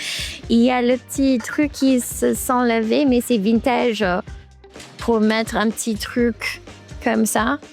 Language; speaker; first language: French; early bilingual, heritage; French